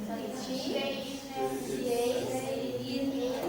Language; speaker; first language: English; non-native, fluent; Indonesian